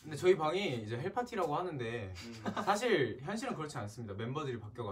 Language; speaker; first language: Korean; native; Korean